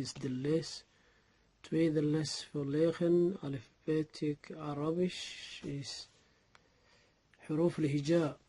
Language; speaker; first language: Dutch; non-native, learner; Somali